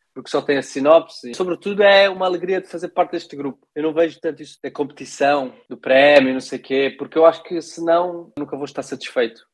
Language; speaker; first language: Portuguese; early bilingual, heritage; Portuguese